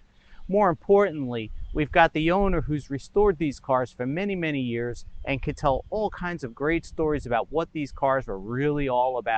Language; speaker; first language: English; native; English